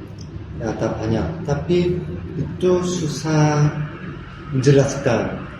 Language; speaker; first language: Indonesian; non-native, learner; Korean